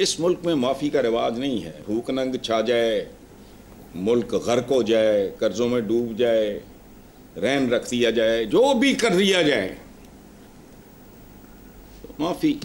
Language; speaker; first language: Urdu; non-native, local second language; Punjabi